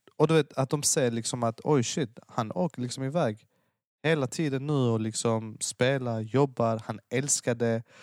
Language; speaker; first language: Swedish; early bilingual, other home language; Persian